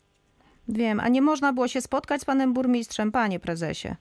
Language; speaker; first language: Polish; native; Polish